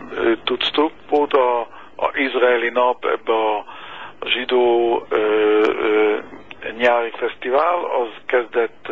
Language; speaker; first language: Hungarian; non-native, fluent; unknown